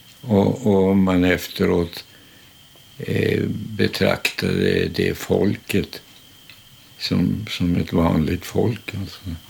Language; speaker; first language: Swedish; early bilingual, other home language; German